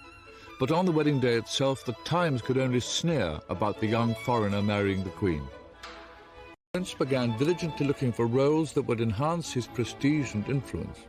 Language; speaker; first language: English; native; English